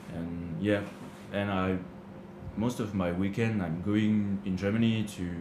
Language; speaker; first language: English; non-native, learner; French